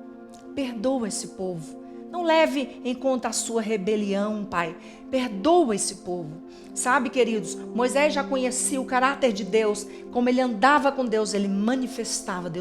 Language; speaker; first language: Portuguese; native; Portuguese